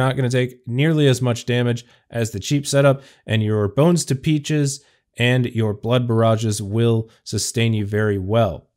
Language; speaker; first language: English; native; English